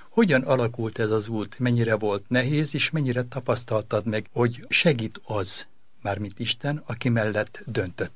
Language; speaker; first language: Hungarian; native; Hungarian